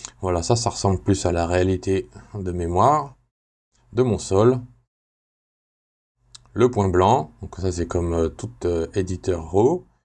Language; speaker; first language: French; native; French